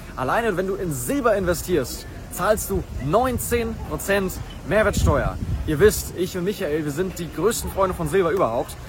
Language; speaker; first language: German; native; German